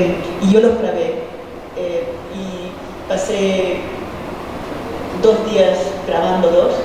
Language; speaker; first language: Spanish; early bilingual, heritage; Spanish